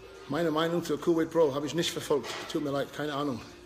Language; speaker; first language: German; early bilingual, heritage; German